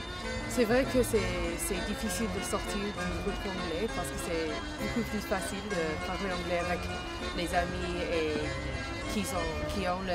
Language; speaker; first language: French; non-native, fluent; English